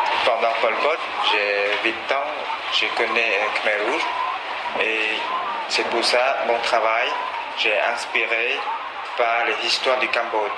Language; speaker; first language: French; non-native, learner; Khmer